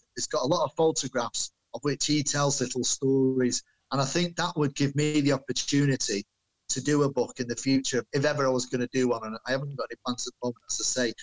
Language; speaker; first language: English; native; English